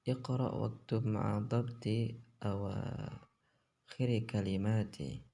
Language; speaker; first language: Arabic; non-native, fluent; Indonesian